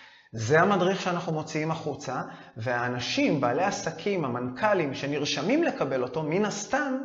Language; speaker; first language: Hebrew; native; Hebrew